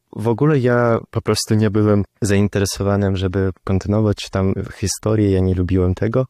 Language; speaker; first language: Polish; non-native, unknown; Russian